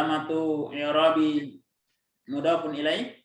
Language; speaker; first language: Arabic; non-native, fluent; Indonesian